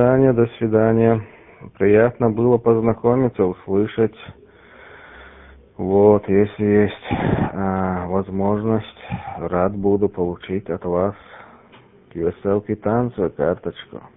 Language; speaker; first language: Russian; native; Russian